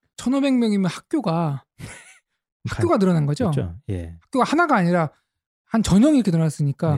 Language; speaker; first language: Korean; native; Korean